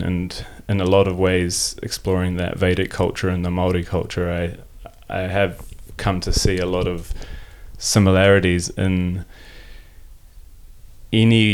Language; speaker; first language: English; non-native, local second language; German